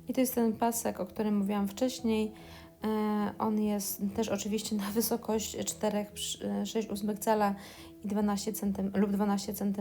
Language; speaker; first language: Polish; native; Polish